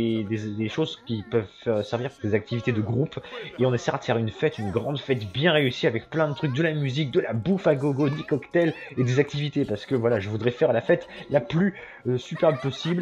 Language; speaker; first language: French; native; French